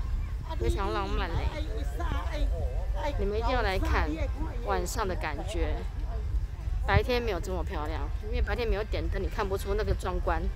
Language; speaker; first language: Chinese; native; Chinese